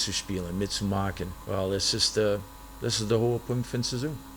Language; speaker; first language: German; non-native, fluent; English